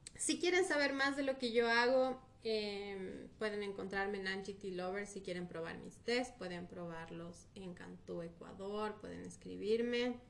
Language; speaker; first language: Spanish; native; Spanish